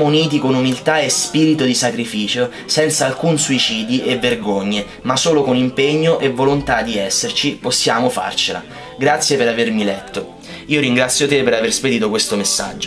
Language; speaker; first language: Italian; native; Italian